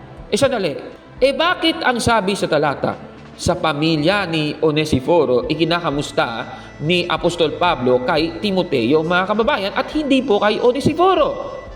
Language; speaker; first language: Filipino; native; Filipino